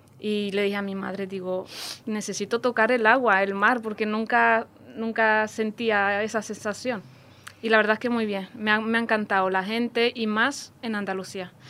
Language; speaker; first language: Spanish; non-native, fluent; Romanian